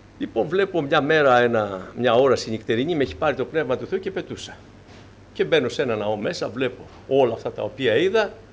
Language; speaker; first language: Greek; native; Greek